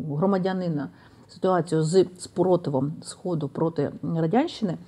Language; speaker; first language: Ukrainian; native; Ukrainian